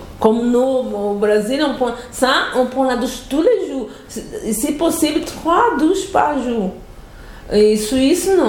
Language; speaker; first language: French; non-native, learner; Portuguese